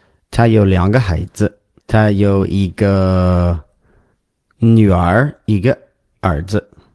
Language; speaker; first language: Chinese; non-native, learner; English